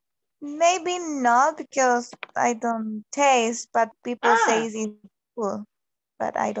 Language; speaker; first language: English; non-native, learner; Spanish